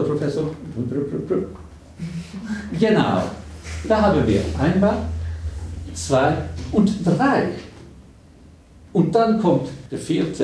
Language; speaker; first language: German; non-native, fluent; Swedish